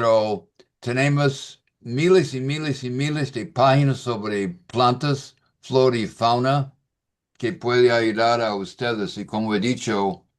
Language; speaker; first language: Spanish; non-native, fluent; English